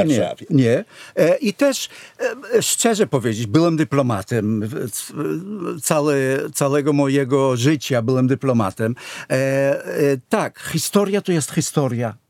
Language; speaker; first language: Polish; non-native, fluent; Hebrew